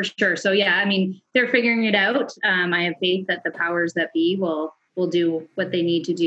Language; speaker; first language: English; native; English